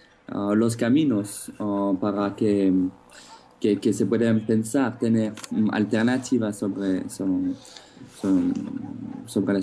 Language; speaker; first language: Spanish; non-native, fluent; French